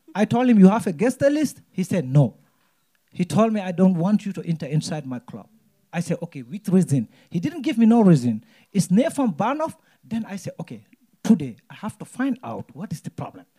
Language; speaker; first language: English; non-native, local second language; Wolof